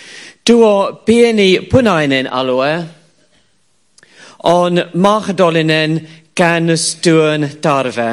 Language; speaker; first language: Finnish; non-native, fluent; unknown